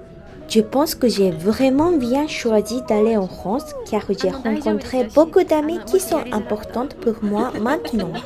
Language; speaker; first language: French; non-native, fluent; Japanese